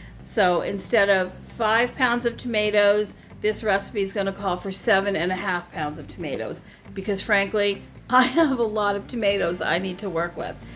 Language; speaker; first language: English; native; English